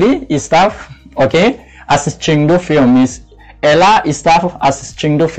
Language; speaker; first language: Portuguese; non-native, fluent; Haitian Creole